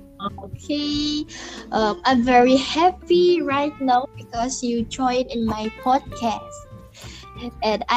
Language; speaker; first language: English; non-native, learner; Indonesian